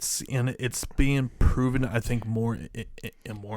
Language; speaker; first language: English; native; English